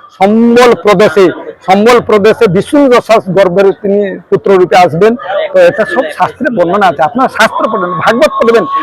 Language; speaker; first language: Bangla; non-native, fluent; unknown